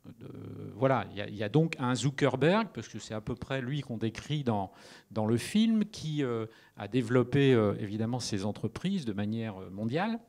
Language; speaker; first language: French; native; French